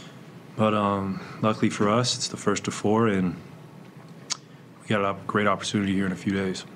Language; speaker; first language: English; native; English